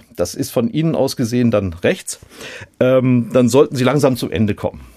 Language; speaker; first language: German; native; German